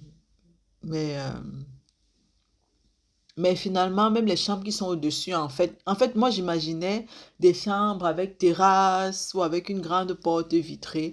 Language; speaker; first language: French; native; French